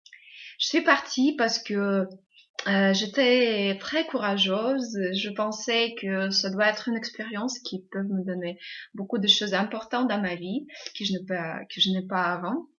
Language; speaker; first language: French; non-native, fluent; Russian